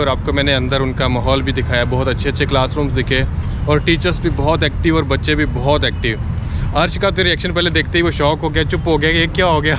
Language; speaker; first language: Hindi; native; Hindi